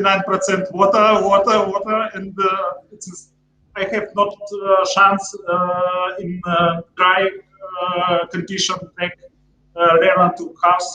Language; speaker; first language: English; non-native, learner; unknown